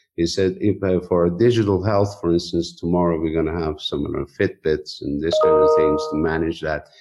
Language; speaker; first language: English; non-native, fluent; Persian